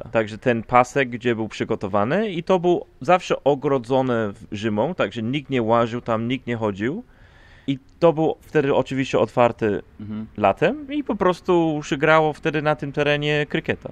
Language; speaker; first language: Polish; non-native, fluent; English